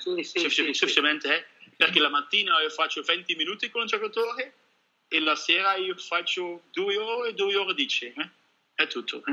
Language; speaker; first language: Italian; non-native, learner; Dutch